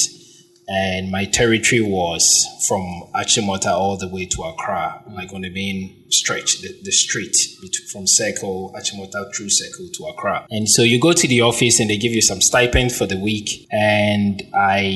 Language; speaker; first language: English; non-native, local second language; Akan